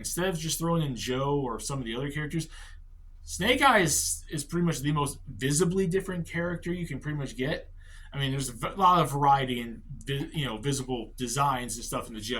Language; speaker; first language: English; native; English